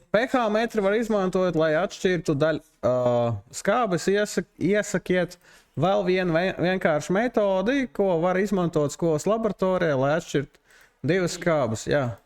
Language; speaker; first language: Latvian; non-native, local second language; Russian